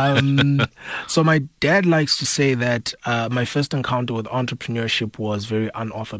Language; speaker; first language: English; non-native, local second language; North Ndebele